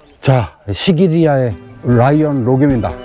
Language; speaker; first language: Korean; native; Korean